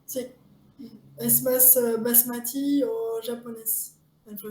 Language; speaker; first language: Spanish; non-native, learner; French